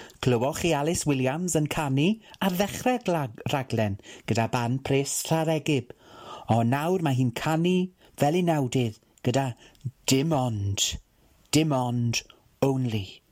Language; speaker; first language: Welsh; non-native, fluent; English